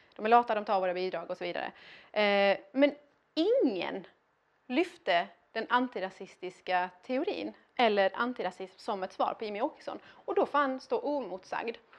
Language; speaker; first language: Swedish; early bilingual, other home language; Persian